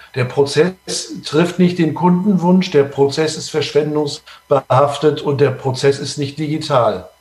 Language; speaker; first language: German; native; German